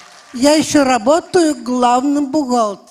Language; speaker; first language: Russian; native; Russian